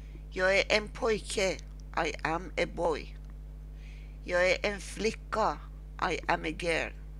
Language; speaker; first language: Swedish; non-native, fluent; Persian